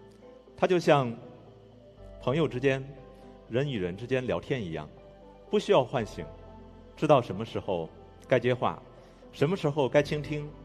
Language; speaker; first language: Chinese; native; Chinese